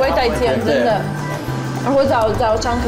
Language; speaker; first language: Chinese; non-native, fluent; Russian